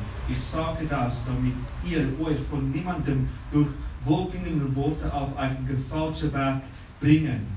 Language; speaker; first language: German; non-native, fluent; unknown